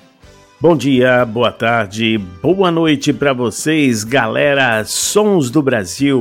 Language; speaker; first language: Portuguese; native; Portuguese